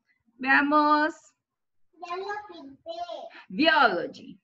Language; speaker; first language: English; non-native, learner; Spanish